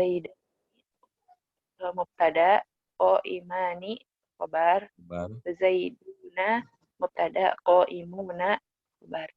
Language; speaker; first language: Arabic; non-native, learner; Indonesian